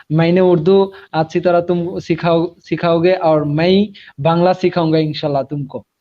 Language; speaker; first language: Hindi; non-native, learner; Bangla